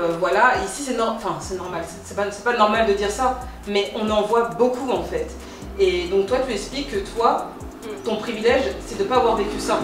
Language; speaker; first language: French; native; French